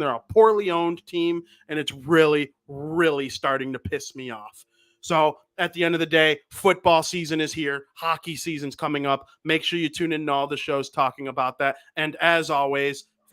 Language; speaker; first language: English; native; English